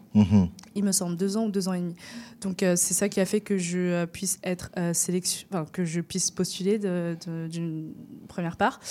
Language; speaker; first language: French; native; French